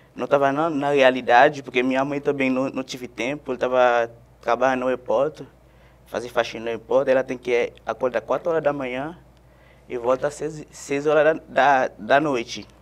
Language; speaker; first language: Portuguese; non-native, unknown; Haitian Creole